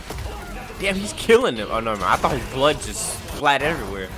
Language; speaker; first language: English; native; English